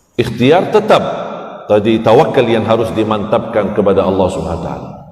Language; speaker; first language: Malay; non-native, fluent; Arabic